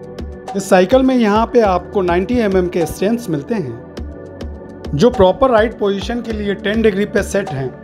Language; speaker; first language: Hindi; native; Hindi